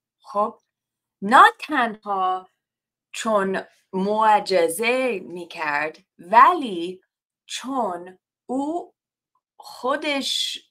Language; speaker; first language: Persian; non-native, learner; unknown